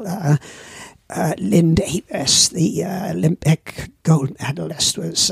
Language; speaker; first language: English; native; English